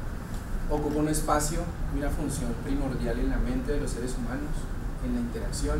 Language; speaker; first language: Spanish; native; Spanish